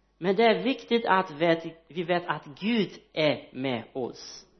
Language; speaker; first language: Swedish; non-native, learner; Portuguese